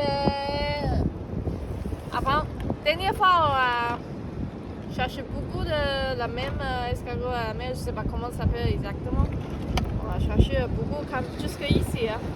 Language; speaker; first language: French; non-native, learner; Chinese